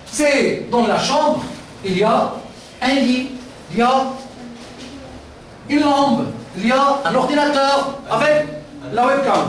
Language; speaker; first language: French; non-native, fluent; Arabic